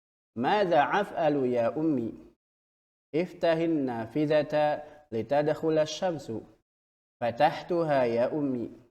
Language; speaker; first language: Arabic; non-native, fluent; Indonesian